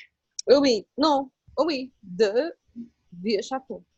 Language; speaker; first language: French; non-native, learner; Portuguese